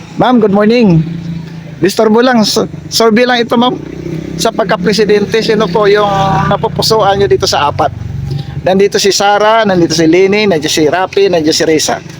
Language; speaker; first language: Filipino; native; Filipino